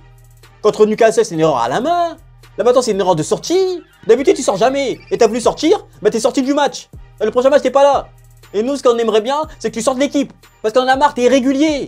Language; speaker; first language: French; native; French